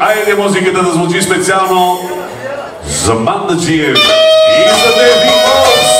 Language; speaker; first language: Bulgarian; non-native, local second language; Turkish